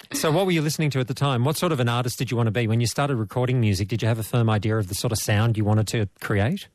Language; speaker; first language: English; native; English